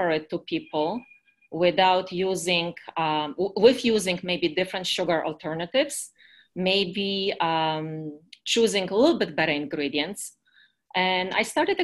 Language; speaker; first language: English; non-native, fluent; Polish